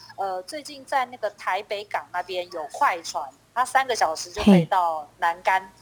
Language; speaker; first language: Chinese; native; Chinese